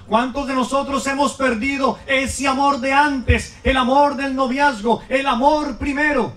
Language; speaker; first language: Spanish; native; Spanish